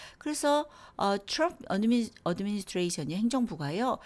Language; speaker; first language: Korean; native; Korean